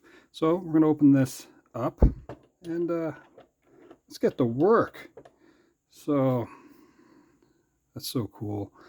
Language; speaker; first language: English; native; English